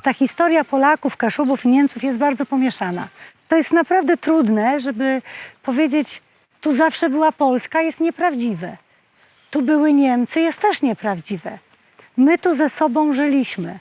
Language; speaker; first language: Polish; native; Polish